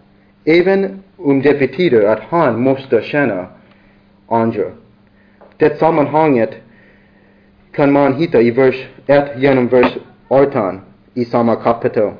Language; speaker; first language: Swedish; non-native, learner; English